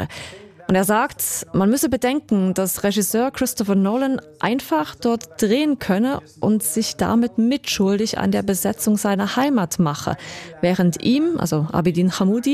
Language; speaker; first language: German; native; German